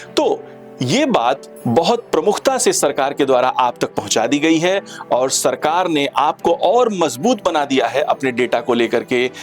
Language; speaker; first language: Hindi; native; Hindi